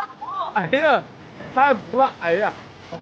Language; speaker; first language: Chinese; native; Chinese